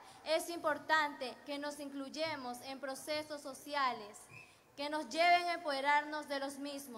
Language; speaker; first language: Spanish; native; Spanish